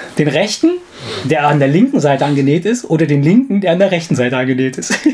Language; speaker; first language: German; non-native, fluent; Italian